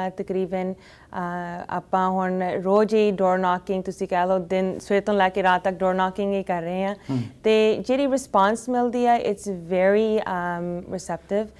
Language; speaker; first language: Punjabi; early bilingual, heritage; Punjabi